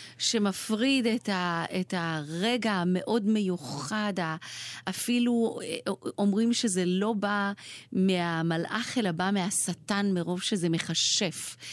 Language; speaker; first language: Hebrew; early bilingual, other home language; Persian